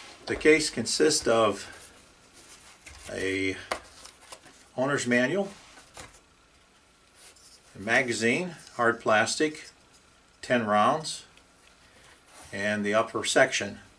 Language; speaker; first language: English; native; English